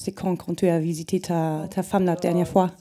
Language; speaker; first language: French; non-native, fluent; German